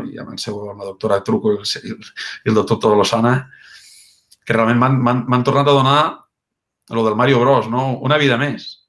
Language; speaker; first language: Catalan; native; Catalan